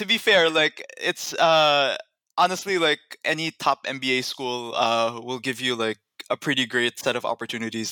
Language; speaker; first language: English; non-native, local second language; Filipino